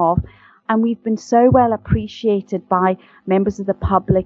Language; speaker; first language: English; native; English